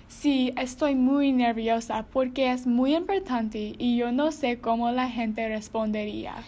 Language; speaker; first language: Spanish; non-native, learner; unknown